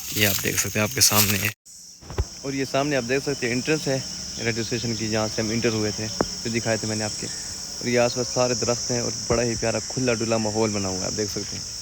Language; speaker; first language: Urdu; non-native, local second language; Saraiki